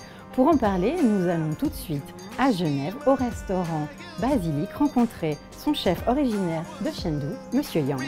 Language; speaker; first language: French; native; French